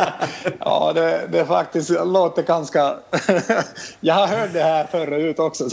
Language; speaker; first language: Swedish; non-native, fluent; Finnish